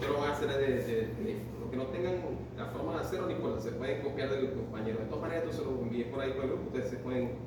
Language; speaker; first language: Spanish; native; Spanish